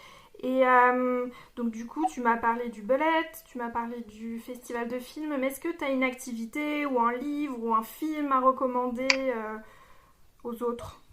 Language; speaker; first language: French; native; French